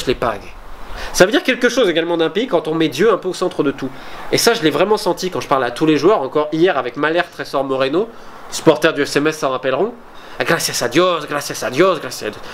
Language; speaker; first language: French; native; French